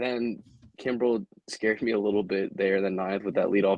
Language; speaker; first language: English; native; English